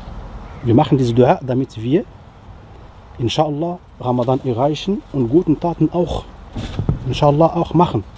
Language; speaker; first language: German; non-native, fluent; Riffian